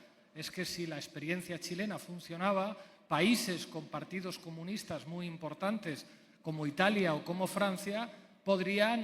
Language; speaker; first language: Spanish; native; Spanish